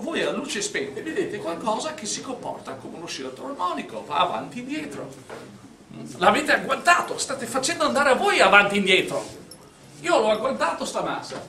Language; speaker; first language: Italian; native; Italian